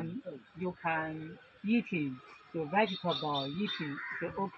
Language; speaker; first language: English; non-native, learner; Chinese